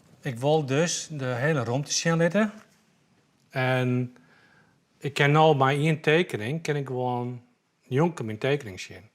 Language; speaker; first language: Dutch; non-native, local second language; Western Frisian